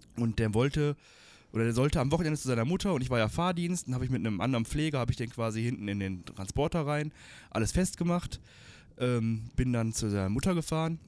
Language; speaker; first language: German; early bilingual, other home language; Turkish